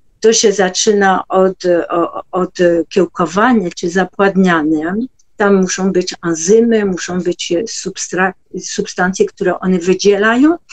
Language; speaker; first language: Polish; non-native, fluent; French